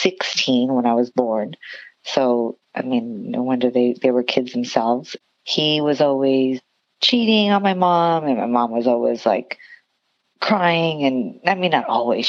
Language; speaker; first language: English; native; English